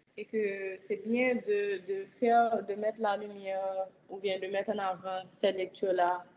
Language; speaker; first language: French; native; French